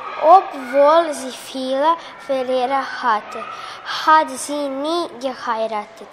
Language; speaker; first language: German; non-native, learner; Serbian